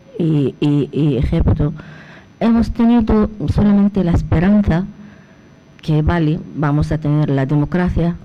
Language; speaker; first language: Spanish; non-native, fluent; Arabic